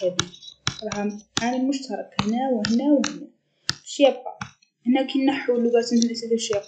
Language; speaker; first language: Arabic; native; Arabic